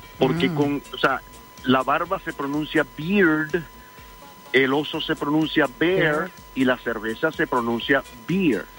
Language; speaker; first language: Spanish; early bilingual, heritage; Spanish